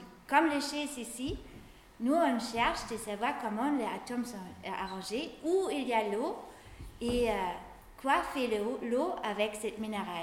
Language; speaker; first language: French; non-native, fluent; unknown